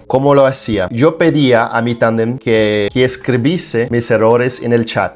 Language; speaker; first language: Spanish; non-native, fluent; Portuguese